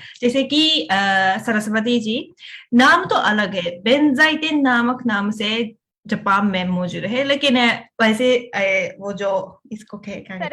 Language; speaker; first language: Hindi; non-native, fluent; Japanese